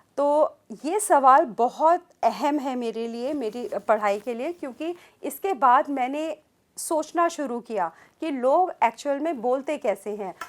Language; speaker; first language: Hindi; native; Hindi